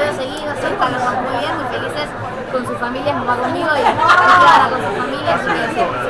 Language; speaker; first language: Spanish; native; Spanish